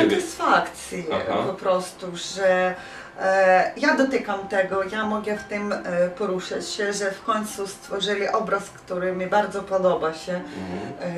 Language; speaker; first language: Polish; non-native, fluent; Ukrainian